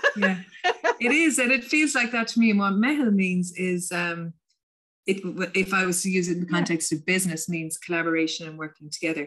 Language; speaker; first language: English; native; English